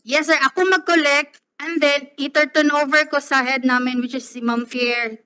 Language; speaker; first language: English; non-native, local second language; Cebuano